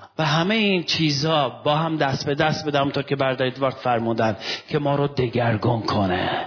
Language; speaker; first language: Persian; non-native, local second language; Armenian